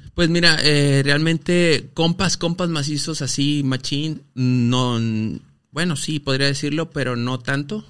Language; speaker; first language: Spanish; native; Spanish